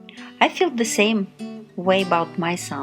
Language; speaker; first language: English; non-native, fluent; Russian